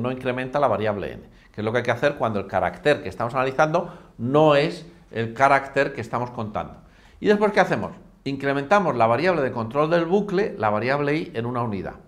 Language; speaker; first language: Spanish; native; Spanish